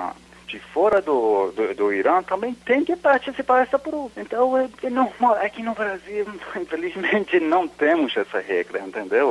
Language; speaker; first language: Portuguese; non-native, learner; Persian